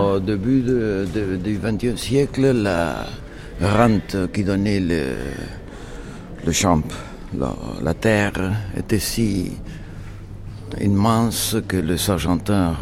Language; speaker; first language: French; non-native, fluent; Spanish